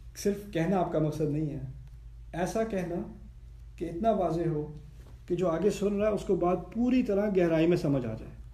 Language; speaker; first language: Urdu; early bilingual, heritage; Urdu